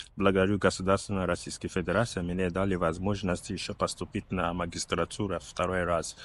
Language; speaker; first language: Russian; non-native, fluent; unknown